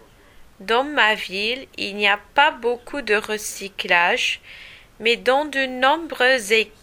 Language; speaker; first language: French; non-native, learner; English